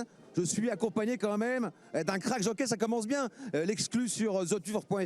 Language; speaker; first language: French; native; French